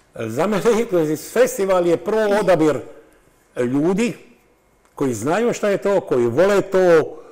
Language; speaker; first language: Croatian; native; Croatian